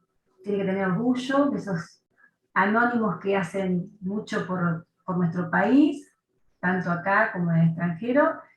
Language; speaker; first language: Spanish; native; Spanish